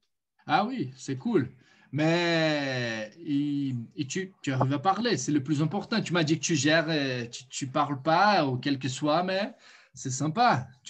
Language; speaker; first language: French; non-native, fluent; Portuguese